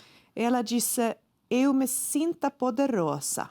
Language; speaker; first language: Portuguese; non-native, fluent; Swedish